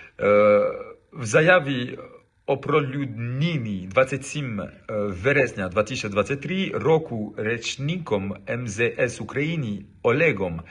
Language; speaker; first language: Ukrainian; non-native, learner; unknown